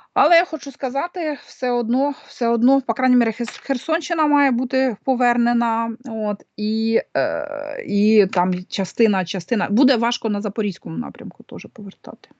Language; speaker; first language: Ukrainian; non-native, local second language; Russian